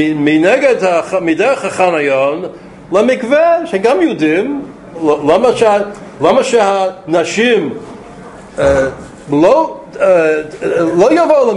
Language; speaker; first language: Hebrew; non-native, fluent; English